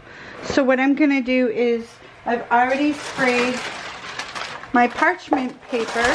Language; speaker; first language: English; native; English